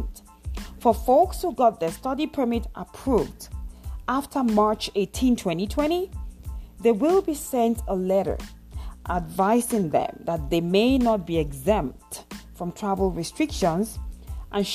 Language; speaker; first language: English; non-native, local second language; Yoruba